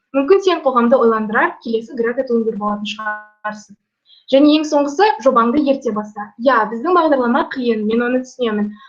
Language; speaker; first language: Kazakh; non-native, local second language; Russian